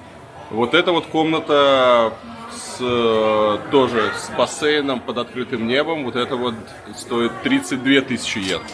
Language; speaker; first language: Russian; native; Russian